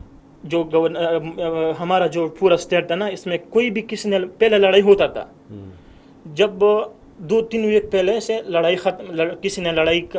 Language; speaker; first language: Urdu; non-native, fluent; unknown